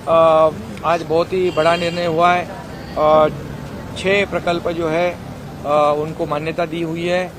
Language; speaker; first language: Hindi; non-native, local second language; Marathi